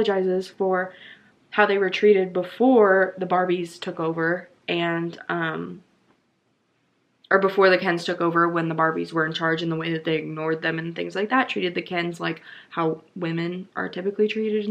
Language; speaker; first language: English; native; English